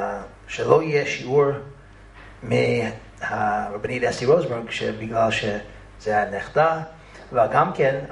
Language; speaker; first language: Hebrew; non-native, fluent; English